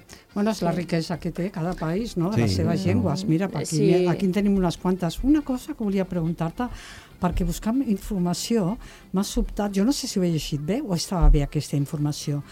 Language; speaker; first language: Catalan; native; Catalan